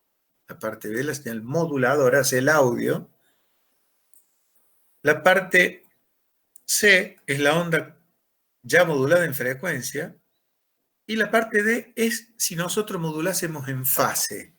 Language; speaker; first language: Spanish; native; Spanish